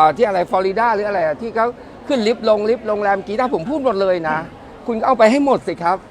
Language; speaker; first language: Thai; native; Thai